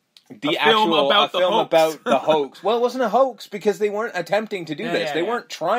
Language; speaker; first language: English; native; English